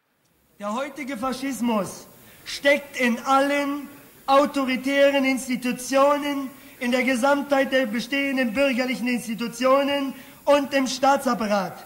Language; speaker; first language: German; native; German